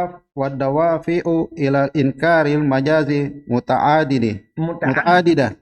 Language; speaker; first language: Arabic; non-native, learner; Indonesian